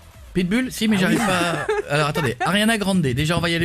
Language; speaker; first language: French; native; French